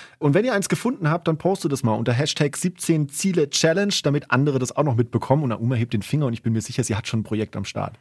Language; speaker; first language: German; native; German